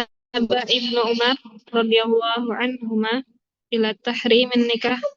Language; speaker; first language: Arabic; non-native, learner; Indonesian